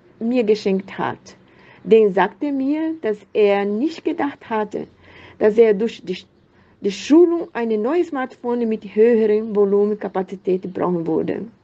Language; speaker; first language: German; non-native, fluent; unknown